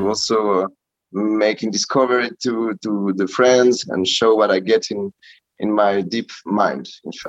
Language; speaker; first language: English; non-native, learner; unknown